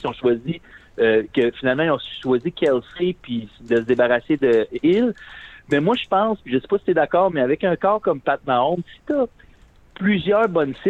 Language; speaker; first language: French; native; French